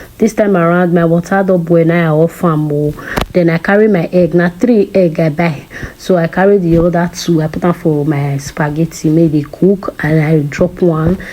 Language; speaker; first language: Nigerian Pidgin; native; Nigerian Pidgin